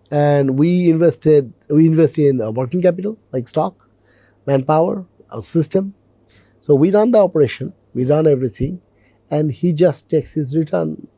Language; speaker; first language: English; non-native, local second language; Bangla